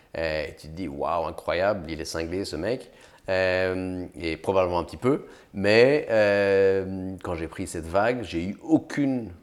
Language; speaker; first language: French; early bilingual, other home language; Portuguese